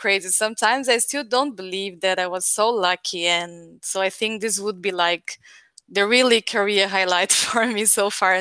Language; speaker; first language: English; non-native, fluent; Portuguese